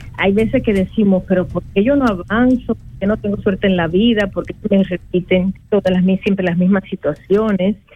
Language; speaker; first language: Spanish; native; Spanish